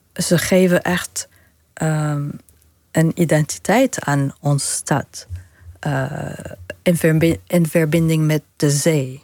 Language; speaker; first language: Dutch; non-native, fluent; Arabic